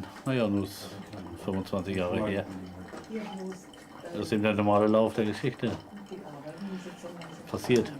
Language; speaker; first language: German; native; German